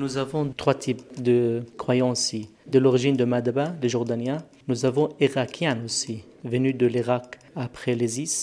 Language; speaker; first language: French; non-native, fluent; Arabic